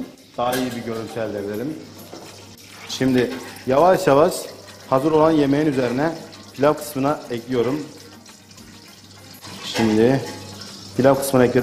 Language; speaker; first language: Turkish; native; Turkish